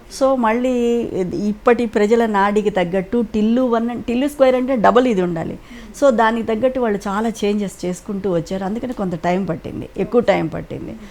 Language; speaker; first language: Telugu; native; Telugu